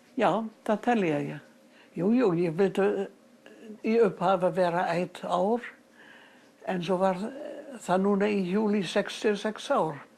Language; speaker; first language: Icelandic; non-native, fluent; German